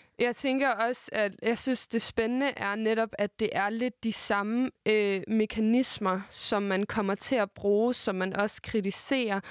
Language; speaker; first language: Danish; native; Danish